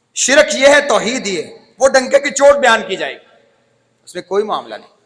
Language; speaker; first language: Urdu; non-native, local second language; Punjabi